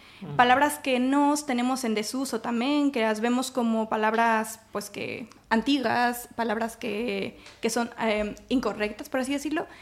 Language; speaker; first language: Galician; non-native, fluent; Spanish